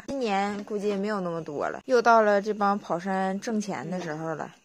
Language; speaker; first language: Chinese; native; Chinese